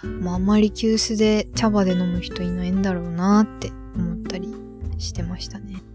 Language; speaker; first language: Japanese; native; Japanese